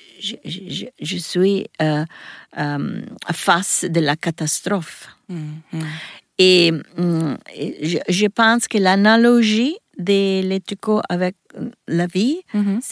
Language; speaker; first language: French; non-native, learner; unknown